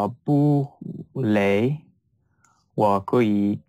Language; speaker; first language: Chinese; non-native, learner; French